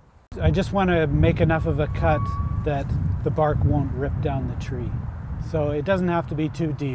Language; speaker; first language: English; native; English